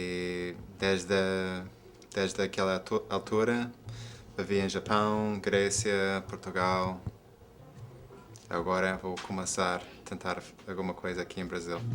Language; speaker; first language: Portuguese; non-native, fluent; English